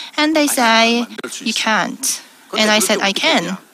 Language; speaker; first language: English; non-native, fluent; Korean